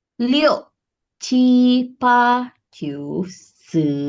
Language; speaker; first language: Chinese; non-native, learner; Indonesian